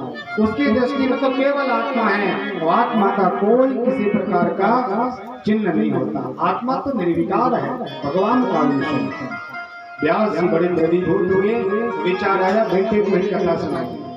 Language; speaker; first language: Hindi; native; Hindi